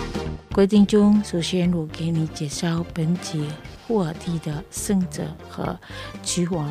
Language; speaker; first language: Chinese; early bilingual, heritage; Chinese